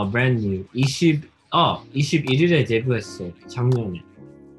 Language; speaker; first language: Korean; non-native, learner; English